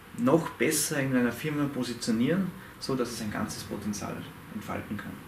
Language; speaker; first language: German; native; German